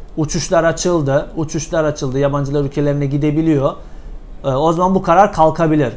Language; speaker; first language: Turkish; native; Turkish